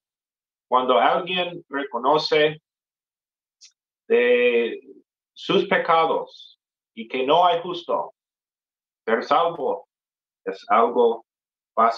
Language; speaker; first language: Spanish; non-native, fluent; English